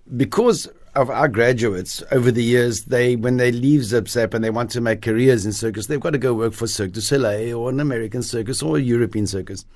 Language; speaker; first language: English; native; English